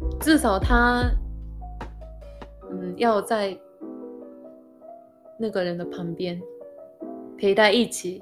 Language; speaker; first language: Chinese; non-native, learner; Japanese